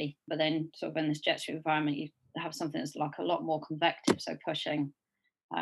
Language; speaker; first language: English; native; English